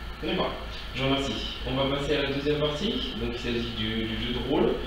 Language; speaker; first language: French; native; French